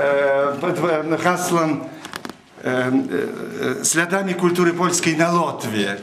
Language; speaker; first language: Polish; early bilingual, heritage; Polish